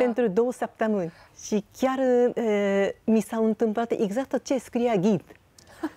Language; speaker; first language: Romanian; non-native, fluent; Japanese